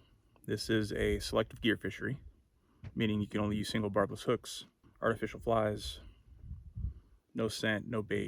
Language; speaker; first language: English; native; English